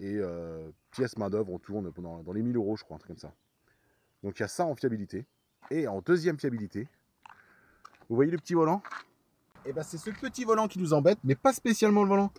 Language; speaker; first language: French; native; French